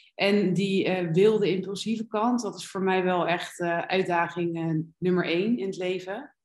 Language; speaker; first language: Dutch; native; Dutch